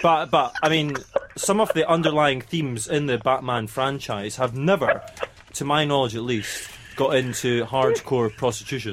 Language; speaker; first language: English; native; English